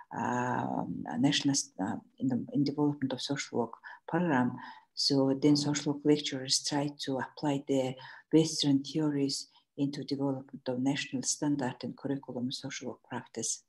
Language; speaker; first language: English; non-native, learner; Mongolian